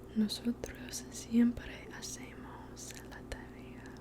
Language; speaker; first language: Spanish; non-native, learner; English